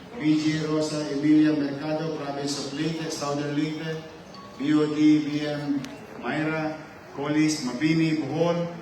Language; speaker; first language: Filipino; native; Filipino